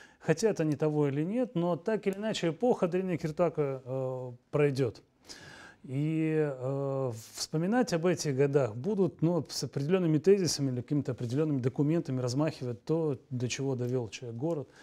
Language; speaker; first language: Russian; native; Russian